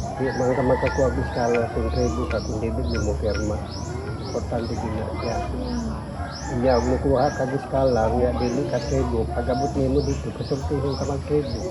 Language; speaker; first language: Cebuano; non-native, local second language; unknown